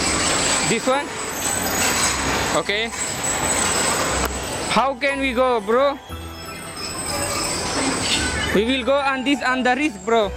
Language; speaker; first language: English; non-native, learner; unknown